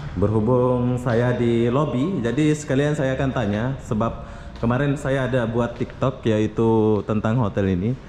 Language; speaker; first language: Indonesian; native; Indonesian